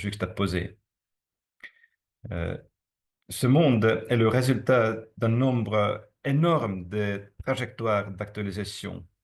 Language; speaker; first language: French; non-native, fluent; Estonian